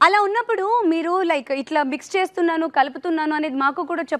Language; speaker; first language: Telugu; native; Telugu